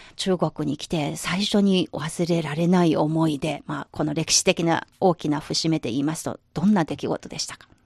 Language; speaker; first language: Japanese; non-native, fluent; Chinese